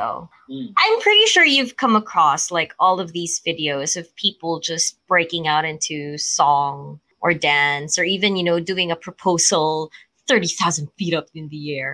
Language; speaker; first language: English; non-native, local second language; Filipino